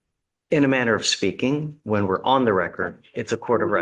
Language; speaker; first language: English; native; English